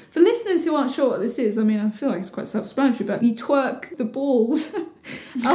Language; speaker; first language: English; native; English